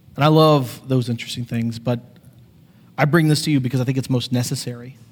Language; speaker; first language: English; native; English